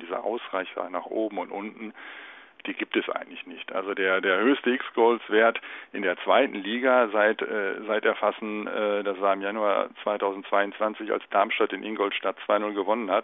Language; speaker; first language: German; native; German